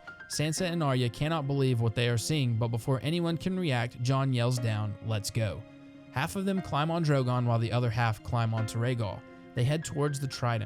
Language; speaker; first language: English; native; English